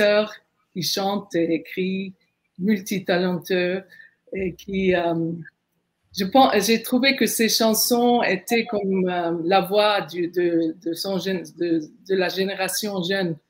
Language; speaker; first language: French; non-native, fluent; Arabic